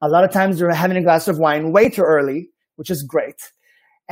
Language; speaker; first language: English; non-native, fluent; Hebrew